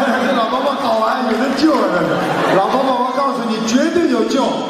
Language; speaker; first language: Chinese; native; Chinese